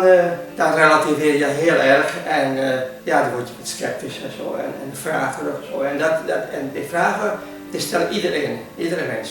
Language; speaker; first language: Dutch; non-native, fluent; Hungarian